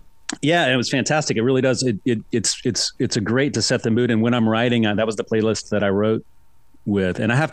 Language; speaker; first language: English; native; English